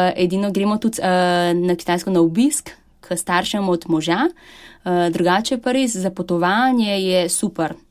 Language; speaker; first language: Slovenian; early bilingual, other home language; Chinese